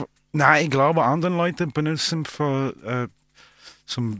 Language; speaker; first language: German; non-native, learner; English